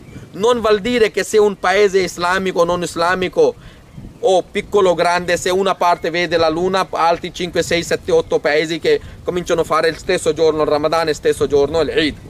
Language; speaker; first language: Italian; non-native, fluent; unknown